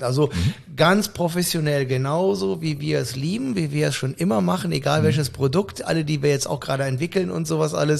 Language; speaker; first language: German; native; German